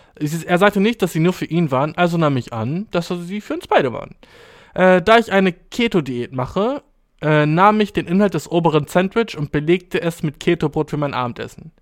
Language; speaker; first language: German; early bilingual, other home language; Albanian